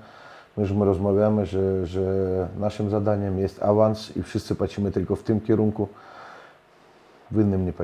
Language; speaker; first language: Polish; non-native, fluent; Russian